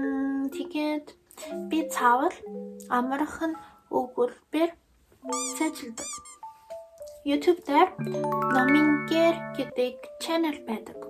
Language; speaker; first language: Mongolian; non-native, learner; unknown